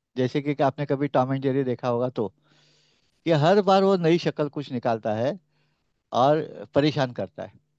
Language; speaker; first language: Hindi; non-native, local second language; Marathi